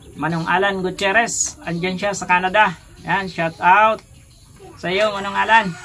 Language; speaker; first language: Filipino; non-native, local second language; Bikol